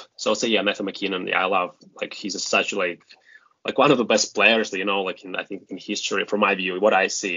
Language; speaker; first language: English; non-native, fluent; Russian